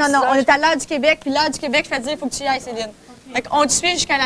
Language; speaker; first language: French; native; French